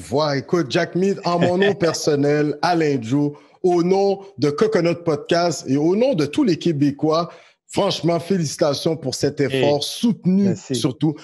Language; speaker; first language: French; native; French